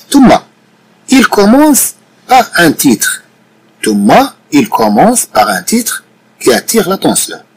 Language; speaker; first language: French; non-native, local second language; Arabic